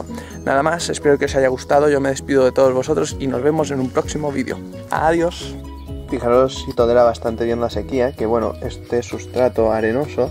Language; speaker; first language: Spanish; native; Spanish